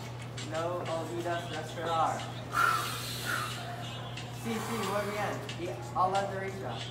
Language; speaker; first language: Spanish; non-native, learner; English